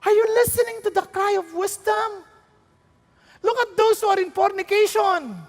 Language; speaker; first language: English; non-native, local second language; Filipino